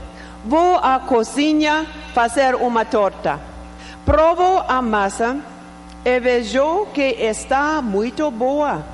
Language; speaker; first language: Portuguese; non-native, learner; English